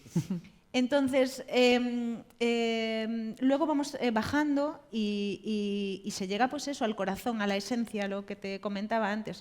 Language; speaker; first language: Spanish; native; Spanish